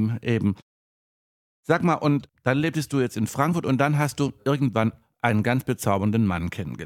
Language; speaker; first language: German; native; German